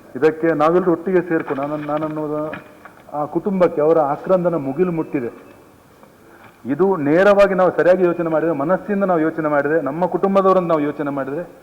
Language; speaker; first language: Kannada; native; Kannada